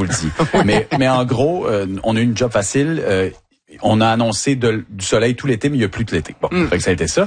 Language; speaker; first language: French; native; French